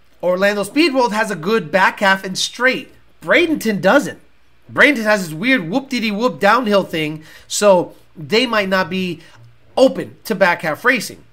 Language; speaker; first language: English; native; English